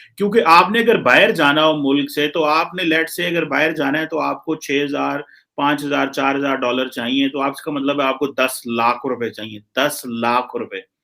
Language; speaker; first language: Urdu; non-native, local second language; Punjabi